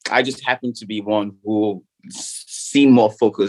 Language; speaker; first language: English; non-native, local second language; Yoruba